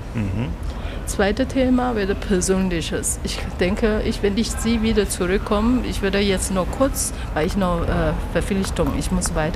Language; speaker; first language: German; non-native, learner; Chinese